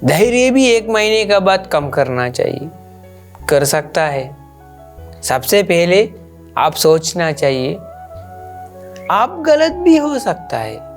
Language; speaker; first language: Hindi; non-native, local second language; Sinhala